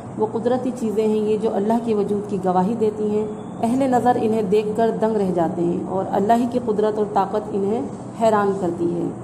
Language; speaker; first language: Urdu; native; Urdu